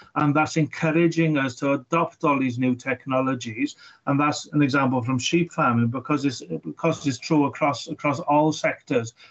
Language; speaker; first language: English; native; English